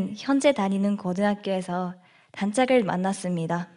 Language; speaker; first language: Korean; non-native, fluent; Japanese